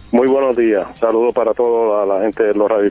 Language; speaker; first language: Spanish; native; Spanish